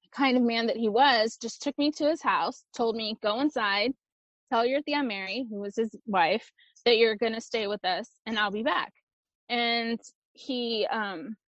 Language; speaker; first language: English; early bilingual, other home language; Spanish